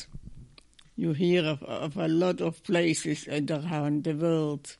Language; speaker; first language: English; non-native, fluent; German